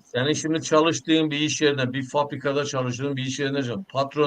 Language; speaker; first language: Turkish; native; Turkish